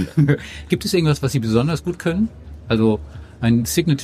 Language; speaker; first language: German; native; German